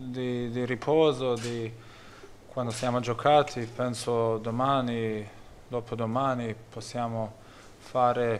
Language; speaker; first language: Italian; non-native, learner; Bosnian